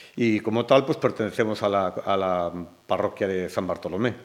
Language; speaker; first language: Spanish; native; Spanish